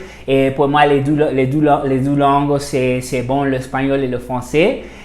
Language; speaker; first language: French; non-native, learner; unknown